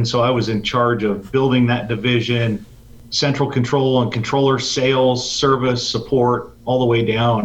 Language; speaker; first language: English; native; English